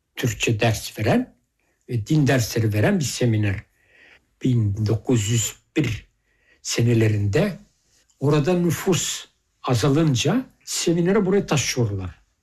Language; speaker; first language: Turkish; early bilingual, heritage; Turkish